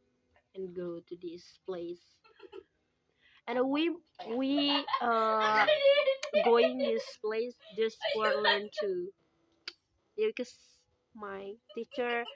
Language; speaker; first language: English; non-native, local second language; Indonesian